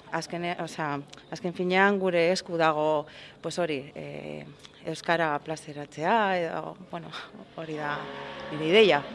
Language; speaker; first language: Basque; non-native, local second language; Spanish